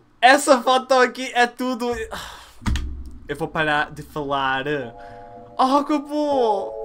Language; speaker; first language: Portuguese; early bilingual, heritage; Portuguese